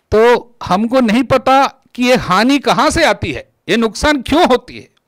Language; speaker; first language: Hindi; non-native, local second language; Malayalam